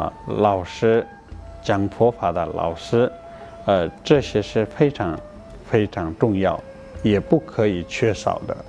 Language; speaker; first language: Chinese; non-native, fluent; Tibetan